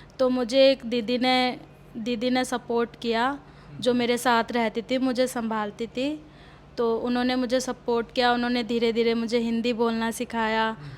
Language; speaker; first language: Hindi; early bilingual, other home language; Odia